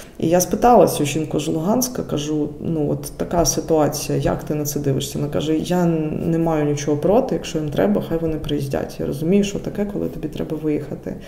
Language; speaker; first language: Ukrainian; non-native, local second language; Russian